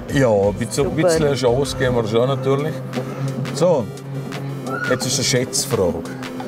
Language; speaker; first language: German; native; German